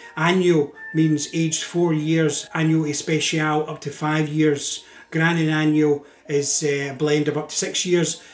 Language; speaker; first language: English; native; English